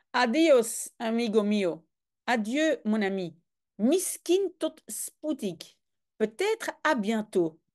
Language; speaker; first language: French; native; French